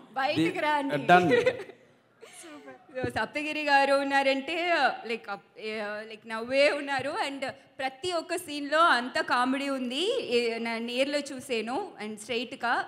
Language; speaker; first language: Telugu; non-native, learner; Tamil